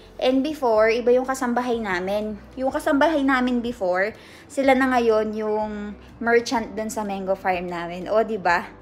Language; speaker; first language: Filipino; native; Filipino